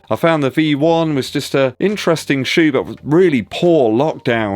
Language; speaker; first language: English; native; English